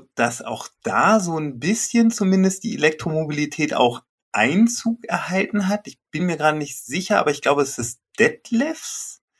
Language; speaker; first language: German; native; German